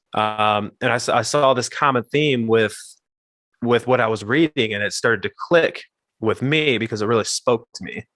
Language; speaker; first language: English; native; English